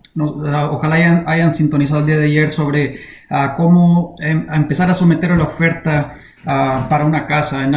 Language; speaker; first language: Spanish; early bilingual, heritage; Spanish